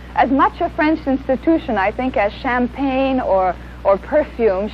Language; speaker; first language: English; native; English